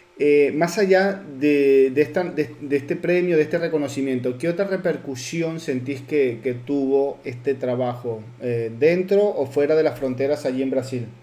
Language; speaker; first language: Spanish; native; Spanish